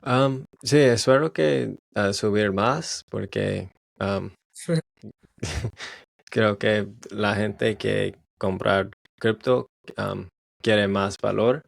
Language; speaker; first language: Spanish; non-native, learner; English